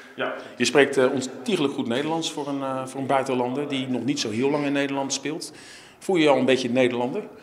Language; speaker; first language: Dutch; native; Dutch